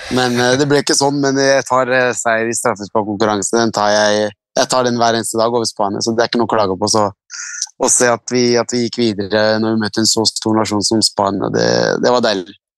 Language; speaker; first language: Norwegian; early bilingual, other home language; Arabic